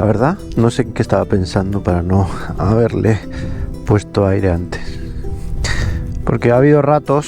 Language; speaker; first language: Spanish; native; Spanish